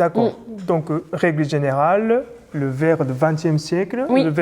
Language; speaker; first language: French; non-native, fluent; Japanese